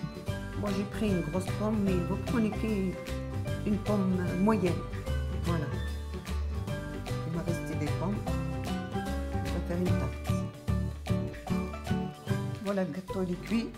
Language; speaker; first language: French; non-native, local second language; Arabic